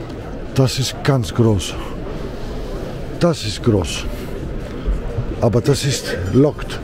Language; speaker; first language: German; non-native, learner; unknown